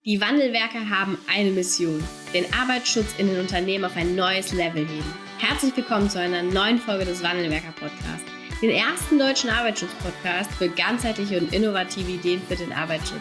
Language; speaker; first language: German; native; German